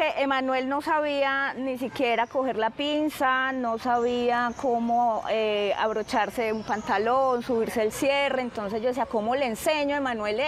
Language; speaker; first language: Spanish; native; Spanish